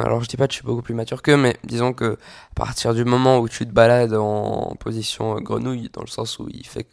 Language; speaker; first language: French; native; French